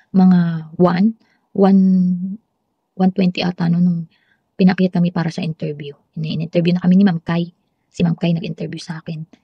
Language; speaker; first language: Filipino; native; Filipino